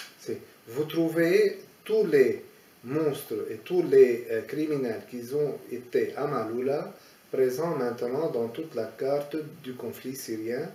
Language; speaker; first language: French; non-native, fluent; Aramaic